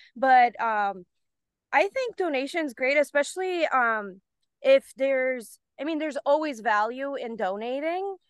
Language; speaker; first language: English; early bilingual, other home language; Bulgarian